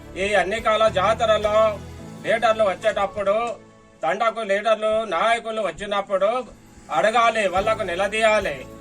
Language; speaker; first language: Telugu; non-native, local second language; Lambadi